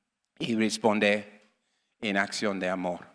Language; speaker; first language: Spanish; non-native, learner; English